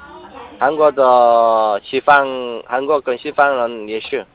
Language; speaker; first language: Chinese; non-native, learner; Korean